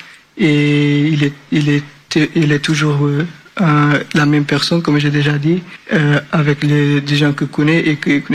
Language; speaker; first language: French; non-native, learner; Portuguese